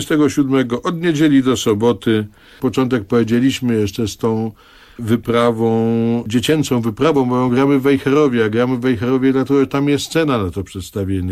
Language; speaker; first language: Polish; native; Polish